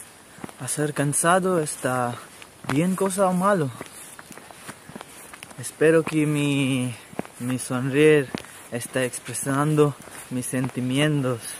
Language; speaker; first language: Spanish; non-native, learner; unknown